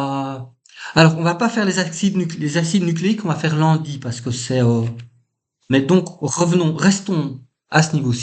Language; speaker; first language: French; native; French